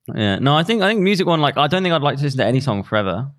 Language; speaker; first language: English; native; English